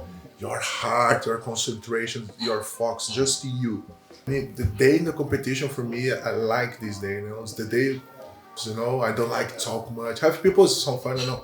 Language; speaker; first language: English; non-native, learner; Portuguese